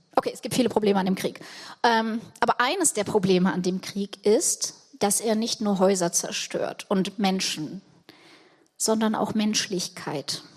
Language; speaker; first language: German; early bilingual, other home language; Russian